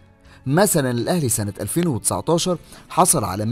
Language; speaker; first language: Arabic; native; Arabic